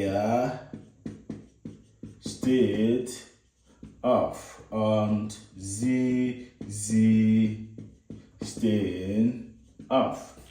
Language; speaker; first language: German; non-native, learner; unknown